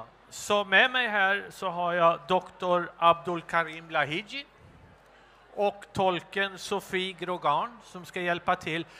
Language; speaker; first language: Swedish; native; Swedish